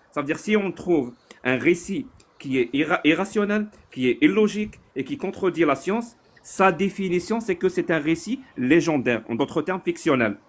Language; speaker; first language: French; non-native, local second language; Arabic